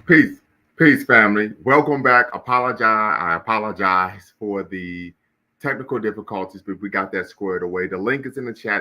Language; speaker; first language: English; native; English